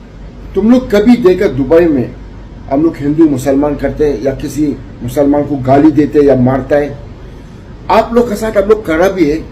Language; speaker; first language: Hindi; non-native, learner; Arabic